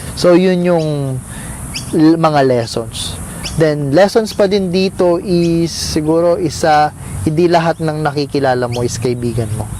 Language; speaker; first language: Filipino; non-native, local second language; Pampanga